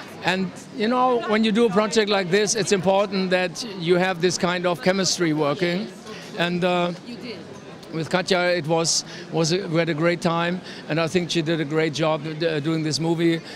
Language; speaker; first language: English; non-native, fluent; German